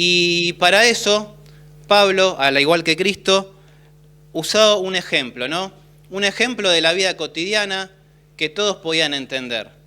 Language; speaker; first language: Spanish; native; Spanish